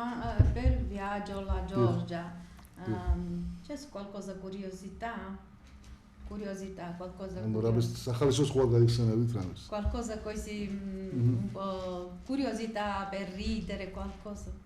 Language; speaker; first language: Italian; non-native, learner; Georgian